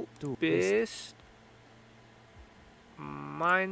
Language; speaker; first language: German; non-native, learner; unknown